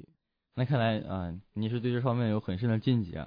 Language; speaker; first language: Chinese; native; Chinese